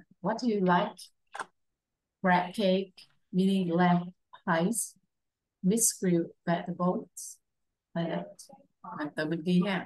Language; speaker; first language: English; non-native, fluent; Vietnamese